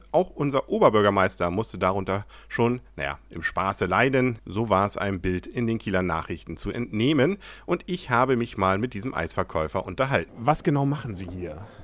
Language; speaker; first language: German; native; German